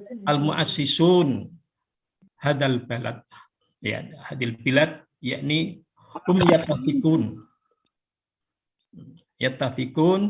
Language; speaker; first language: Arabic; non-native, fluent; Indonesian